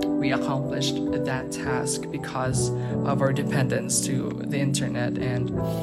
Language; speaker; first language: English; non-native, local second language; Filipino